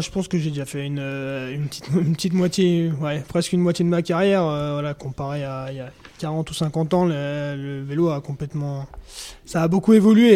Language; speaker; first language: French; native; French